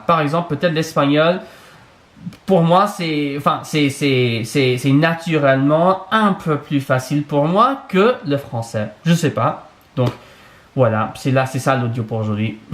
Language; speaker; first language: French; non-native, fluent; English